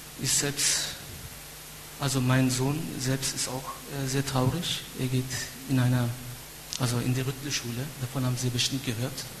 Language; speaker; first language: German; non-native, fluent; Turkish